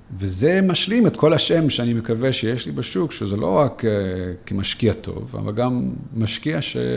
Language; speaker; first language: Hebrew; non-native, fluent; English